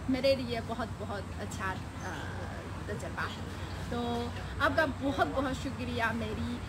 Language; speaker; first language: Hindi; non-native, learner; Chinese